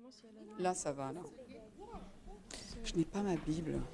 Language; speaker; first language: French; native; French